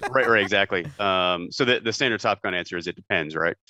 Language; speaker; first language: English; native; English